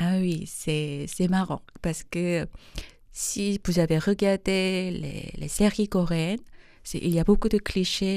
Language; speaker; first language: French; non-native, fluent; Korean